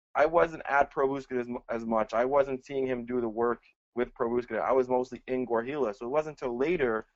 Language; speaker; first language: English; early bilingual, other home language; Spanish